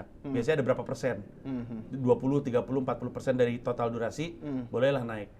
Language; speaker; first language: Indonesian; native; Indonesian